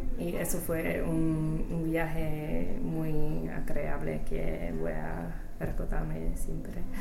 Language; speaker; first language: Spanish; non-native, fluent; English